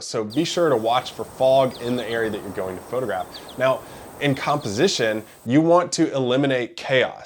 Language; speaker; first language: English; native; English